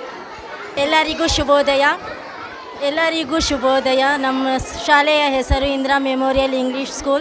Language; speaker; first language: Kannada; non-native, local second language; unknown